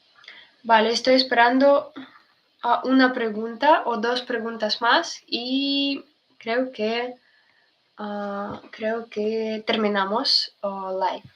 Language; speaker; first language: Spanish; non-native, fluent; Russian